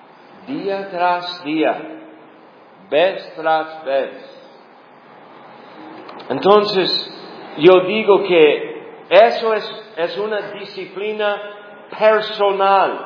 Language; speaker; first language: Spanish; non-native, fluent; English